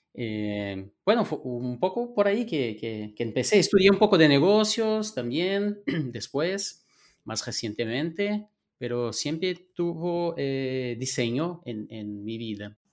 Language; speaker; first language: Spanish; non-native, fluent; Portuguese